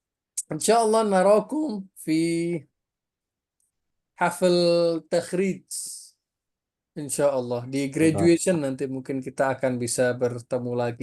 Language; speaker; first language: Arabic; non-native, fluent; Indonesian